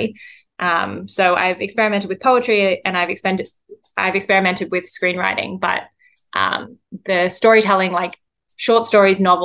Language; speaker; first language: English; native; English